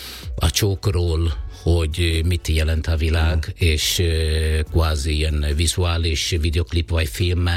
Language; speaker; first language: Hungarian; non-native, fluent; Italian